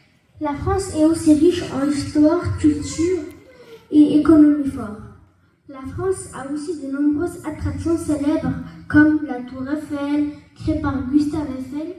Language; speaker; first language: French; early bilingual, other home language; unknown